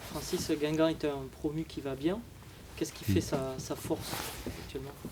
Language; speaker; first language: French; native; French